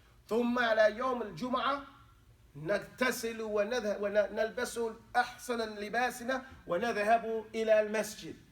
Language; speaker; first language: Arabic; non-native, fluent; English